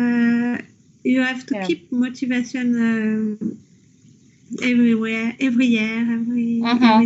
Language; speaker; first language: English; non-native, learner; French